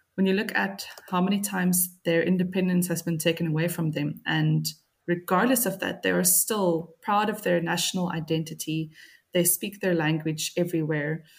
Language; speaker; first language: English; native; English